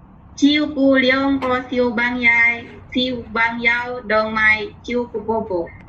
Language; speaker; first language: Cantonese; non-native, learner; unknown